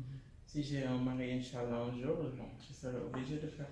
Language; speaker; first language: French; non-native, local second language; Wolof